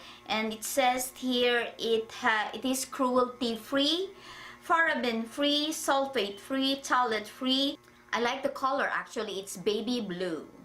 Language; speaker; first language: English; non-native, fluent; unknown